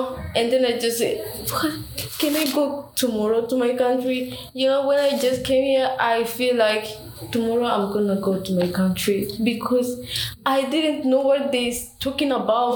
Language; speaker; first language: English; non-native, learner; Rundi